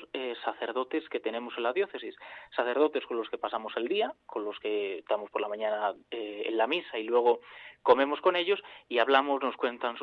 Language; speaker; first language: Spanish; native; Spanish